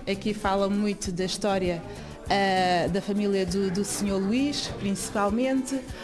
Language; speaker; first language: Portuguese; early bilingual, other home language; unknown